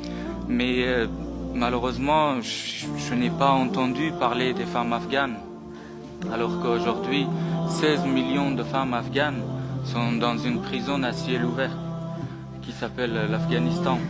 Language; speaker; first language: French; non-native, fluent; Persian